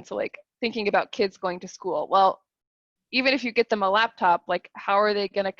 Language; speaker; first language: English; native; English